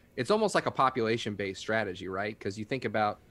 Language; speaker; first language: English; native; English